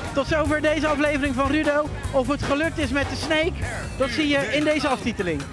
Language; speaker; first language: Dutch; native; Dutch